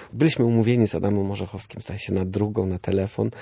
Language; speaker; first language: Polish; early bilingual, other home language; German